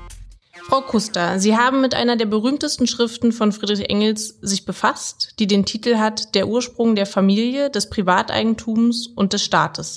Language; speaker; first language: German; native; German